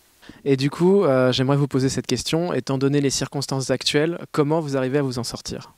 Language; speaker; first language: French; native; French